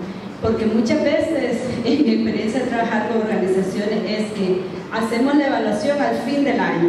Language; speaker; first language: Spanish; native; Spanish